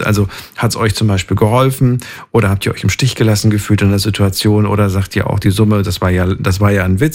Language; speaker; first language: German; native; German